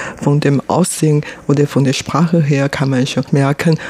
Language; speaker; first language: German; non-native, fluent; Chinese